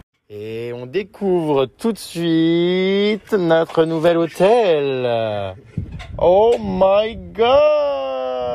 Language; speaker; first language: French; native; French